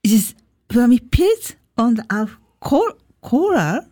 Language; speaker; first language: German; non-native, learner; Japanese